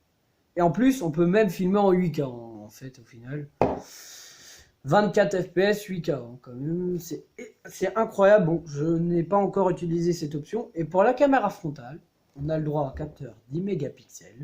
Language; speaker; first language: French; native; French